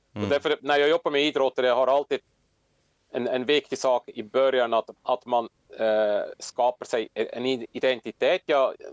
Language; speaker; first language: Swedish; non-native, fluent; Swiss German